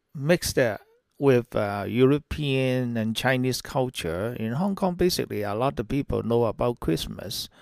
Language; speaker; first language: English; non-native, local second language; Cantonese